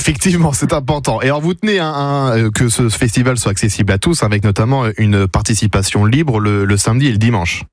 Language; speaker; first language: French; native; French